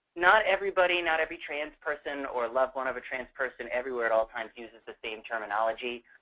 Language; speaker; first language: English; native; English